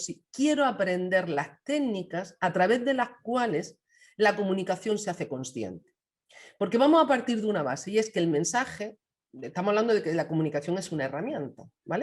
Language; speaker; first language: Spanish; native; Spanish